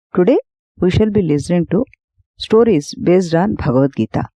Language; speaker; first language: English; non-native, local second language; Telugu